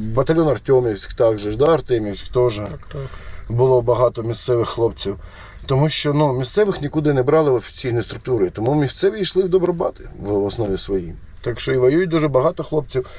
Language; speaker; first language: Ukrainian; non-native, local second language; Russian